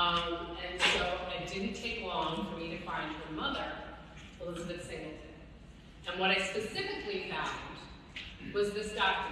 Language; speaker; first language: English; native; English